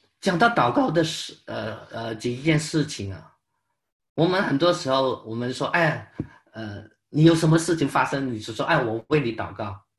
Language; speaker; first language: Chinese; non-native, local second language; Cantonese